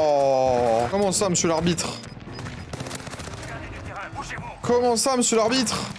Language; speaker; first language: French; native; French